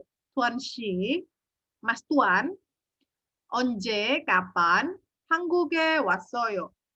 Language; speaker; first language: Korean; non-native, fluent; Indonesian